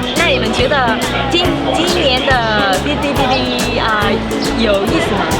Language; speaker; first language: Chinese; non-native, fluent; Vietnamese